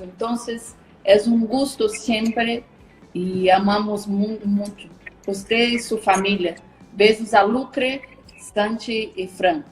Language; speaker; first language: Spanish; non-native, learner; Portuguese